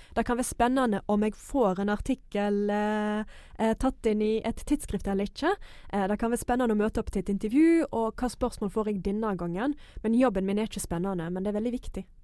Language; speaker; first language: Norwegian; non-native, fluent; English